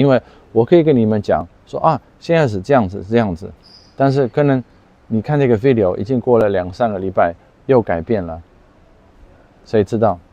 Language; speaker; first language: Chinese; non-native, fluent; Dutch